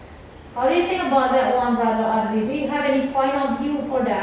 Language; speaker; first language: English; non-native, learner; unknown